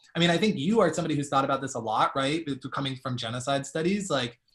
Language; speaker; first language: English; early bilingual, other home language; Spanish